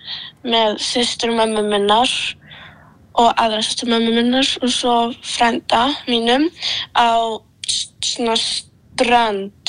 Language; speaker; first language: Icelandic; early bilingual, other home language; Polish